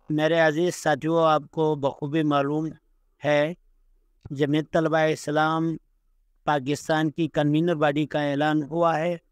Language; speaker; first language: Urdu; non-native, local second language; Shina